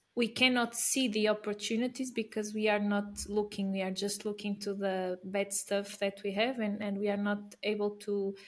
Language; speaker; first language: English; non-native, fluent; Portuguese